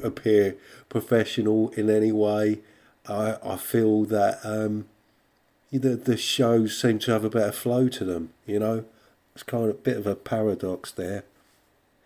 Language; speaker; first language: English; native; English